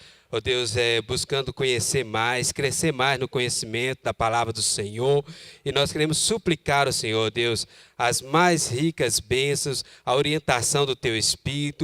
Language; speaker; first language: Portuguese; native; Portuguese